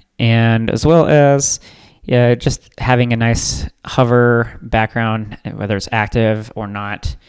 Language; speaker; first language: English; native; English